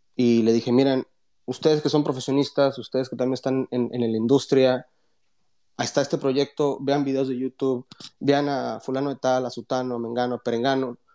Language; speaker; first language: Spanish; early bilingual, heritage; Spanish